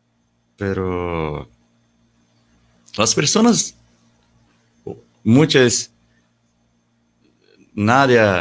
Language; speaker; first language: Spanish; non-native, learner; Portuguese